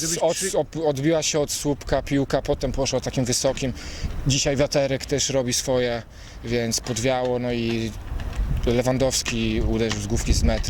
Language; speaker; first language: Polish; native; Polish